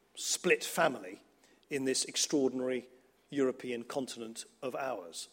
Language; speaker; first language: English; early bilingual, other home language; Dutch